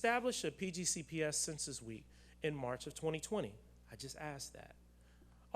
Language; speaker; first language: English; native; English